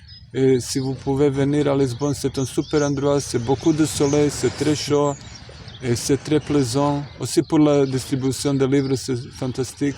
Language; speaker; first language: French; non-native, fluent; Croatian